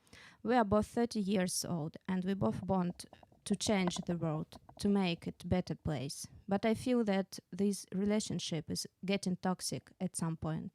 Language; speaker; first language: English; non-native, fluent; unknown